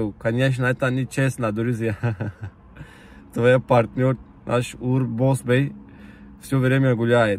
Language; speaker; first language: Russian; non-native, learner; Turkish